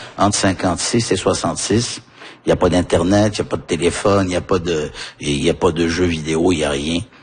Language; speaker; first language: French; native; French